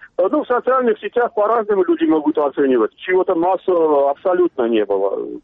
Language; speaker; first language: Russian; non-native, local second language; Armenian